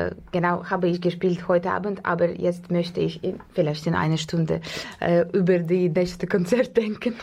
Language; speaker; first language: German; non-native, fluent; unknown